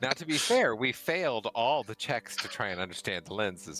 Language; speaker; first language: English; native; English